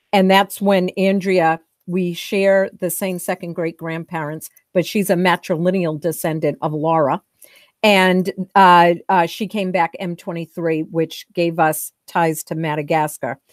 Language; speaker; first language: English; native; English